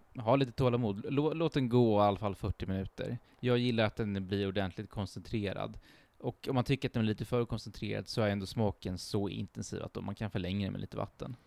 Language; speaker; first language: Swedish; early bilingual, other home language; Italian